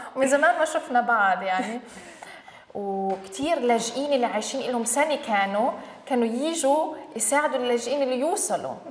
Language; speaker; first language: Arabic; early bilingual, heritage; Arabic